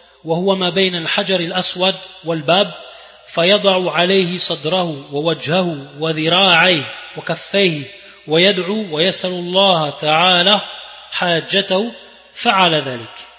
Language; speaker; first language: Arabic; non-native, fluent; French